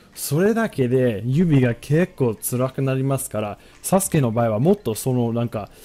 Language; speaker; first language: Japanese; non-native, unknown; English